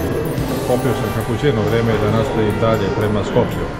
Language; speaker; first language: Croatian; native; Croatian